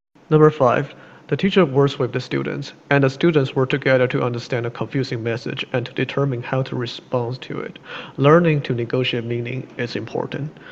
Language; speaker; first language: English; non-native, fluent; Chinese